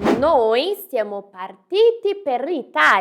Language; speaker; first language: Italian; non-native, fluent; Portuguese